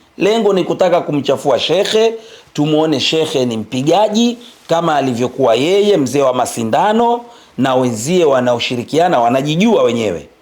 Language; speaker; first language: Swahili; native; Swahili